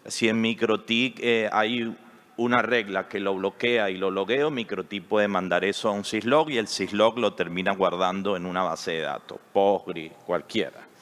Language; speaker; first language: Spanish; native; Spanish